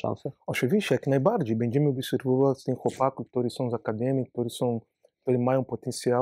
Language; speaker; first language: Polish; non-native, learner; Portuguese